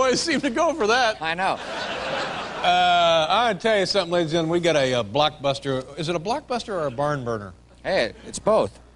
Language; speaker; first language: English; native; English